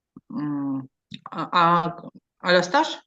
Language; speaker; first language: French; non-native, learner; Ukrainian